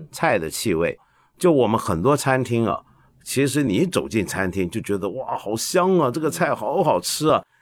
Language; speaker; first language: Chinese; non-native, local second language; Cantonese